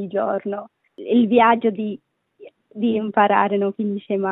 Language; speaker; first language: Italian; non-native, learner; Sinhala